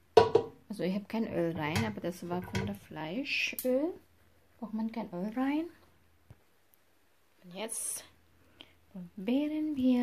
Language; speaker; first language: German; non-native, learner; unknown